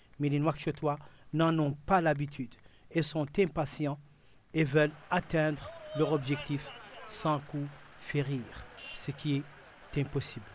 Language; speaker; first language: French; non-native, local second language; Arabic